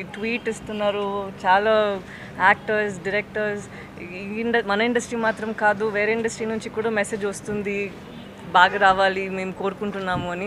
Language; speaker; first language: Telugu; non-native, fluent; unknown